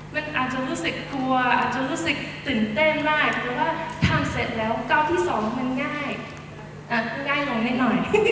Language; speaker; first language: Thai; non-native, fluent; English